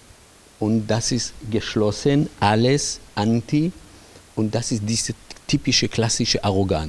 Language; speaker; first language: German; non-native, fluent; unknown